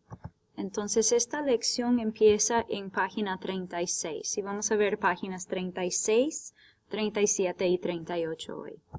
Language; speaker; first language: Spanish; non-native, fluent; English